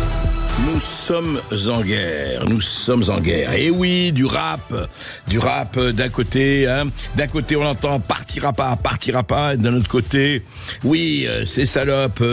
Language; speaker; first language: French; native; French